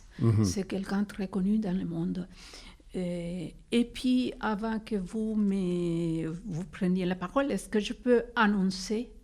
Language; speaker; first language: French; non-native, fluent; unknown